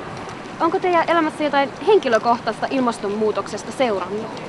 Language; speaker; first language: Finnish; native; Finnish